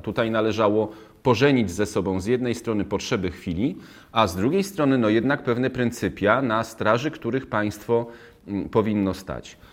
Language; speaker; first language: Polish; native; Polish